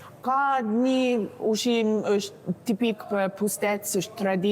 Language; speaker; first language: Albanian; non-native, learner; English